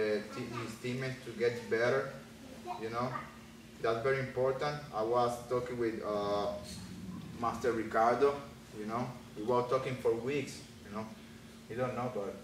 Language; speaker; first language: English; non-native, learner; Spanish